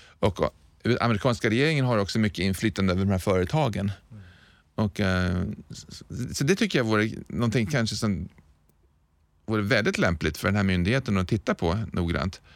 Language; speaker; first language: Swedish; native; Swedish